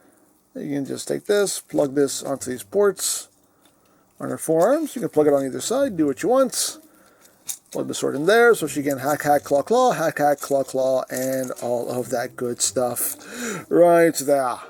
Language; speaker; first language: English; native; English